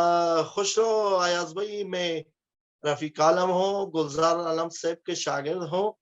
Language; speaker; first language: Hindi; non-native, fluent; Pashto